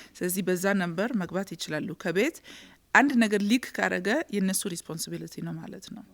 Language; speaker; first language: Amharic; early bilingual, heritage; Amharic